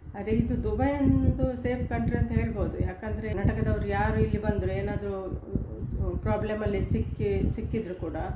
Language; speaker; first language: Kannada; non-native, local second language; Tulu